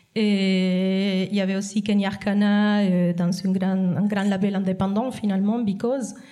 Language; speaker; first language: French; non-native, fluent; Spanish